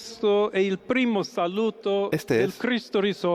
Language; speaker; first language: Italian; non-native, fluent; English